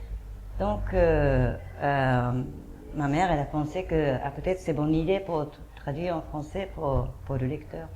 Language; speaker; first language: French; non-native, fluent; Japanese